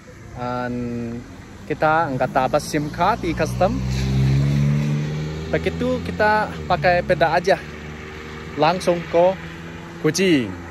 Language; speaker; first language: Indonesian; non-native, fluent; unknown